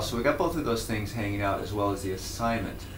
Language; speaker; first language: English; native; English